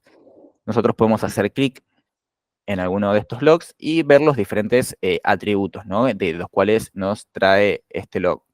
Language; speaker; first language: Spanish; native; Spanish